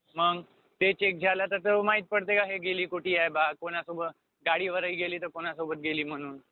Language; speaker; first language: Marathi; non-native, local second language; Hindi